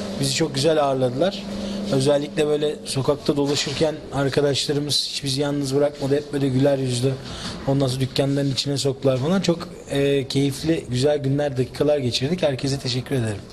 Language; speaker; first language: Turkish; native; Turkish